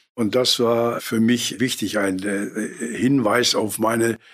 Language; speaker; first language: German; native; German